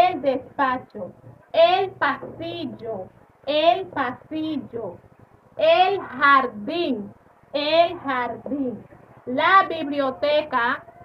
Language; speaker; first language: Spanish; non-native, fluent; Haitian Creole